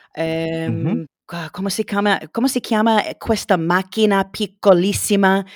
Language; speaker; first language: Italian; non-native, learner; English